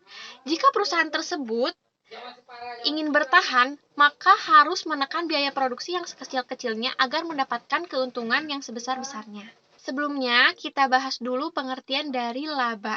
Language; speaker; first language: Indonesian; native; Indonesian